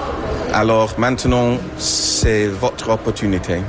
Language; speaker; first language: French; non-native, fluent; English